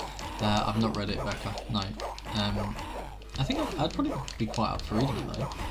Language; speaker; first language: English; native; English